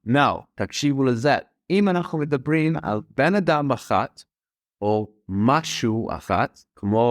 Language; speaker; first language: Hebrew; non-native, fluent; English